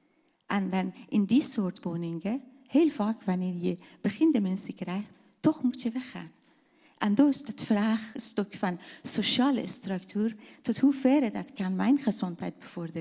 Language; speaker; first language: Dutch; non-native, fluent; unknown